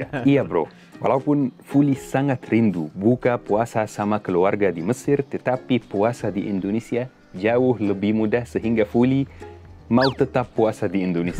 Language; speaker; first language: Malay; non-native, fluent; Arabic